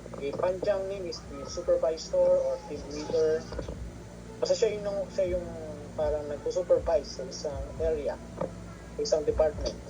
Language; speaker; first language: Filipino; non-native, local second language; Pampanga